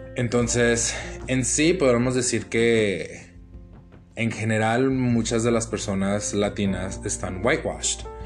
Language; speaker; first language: Spanish; early bilingual, heritage; Spanish